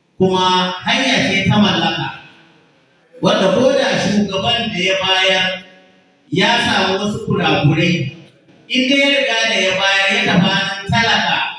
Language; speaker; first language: Hausa; native; Hausa